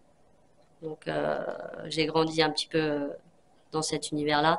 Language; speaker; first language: French; native; French